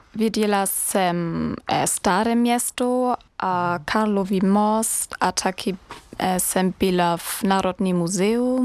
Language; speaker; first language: Czech; non-native, learner; German